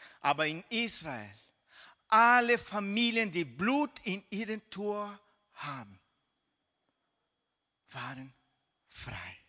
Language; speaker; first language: German; non-native, fluent; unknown